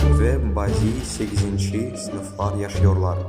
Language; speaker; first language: Turkish; non-native, learner; Kazakh